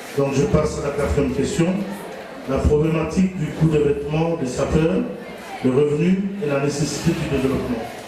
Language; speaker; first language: French; non-native, local second language; Lingala